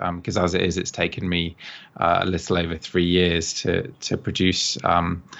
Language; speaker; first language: English; native; English